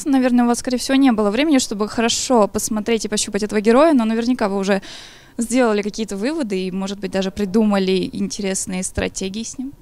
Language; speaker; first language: Russian; native; Russian